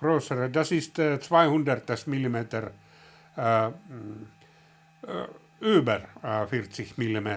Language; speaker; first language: German; non-native, learner; Finnish